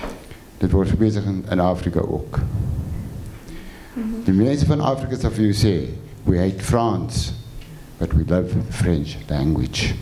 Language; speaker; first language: Afrikaans; non-native, fluent; French